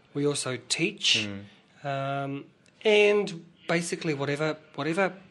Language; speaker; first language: English; native; English